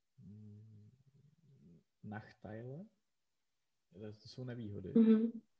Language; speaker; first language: German; non-native, learner; Czech